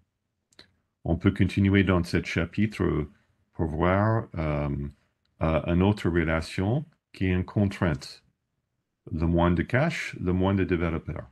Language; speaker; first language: French; non-native, fluent; English